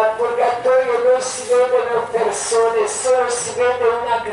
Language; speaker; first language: Italian; non-native, learner; Croatian